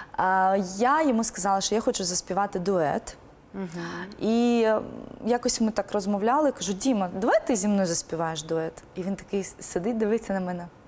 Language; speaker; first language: Ukrainian; non-native, local second language; Russian